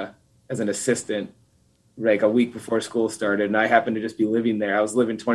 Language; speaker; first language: English; native; English